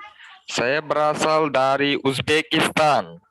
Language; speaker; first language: Indonesian; non-native, learner; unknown